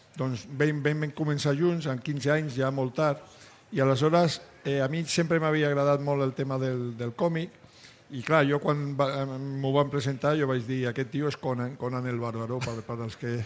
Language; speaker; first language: Catalan; non-native, local second language; Spanish